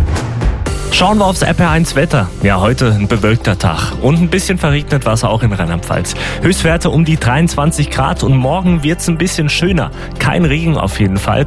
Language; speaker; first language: German; native; German